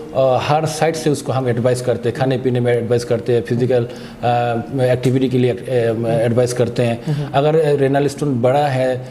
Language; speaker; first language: Hindi; non-native, fluent; Bangla